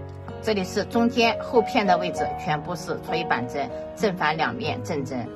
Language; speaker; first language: Chinese; native; Chinese